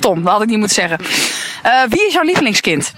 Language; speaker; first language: Dutch; native; Dutch